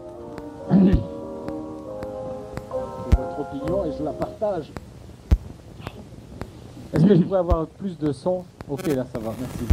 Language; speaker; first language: French; native; French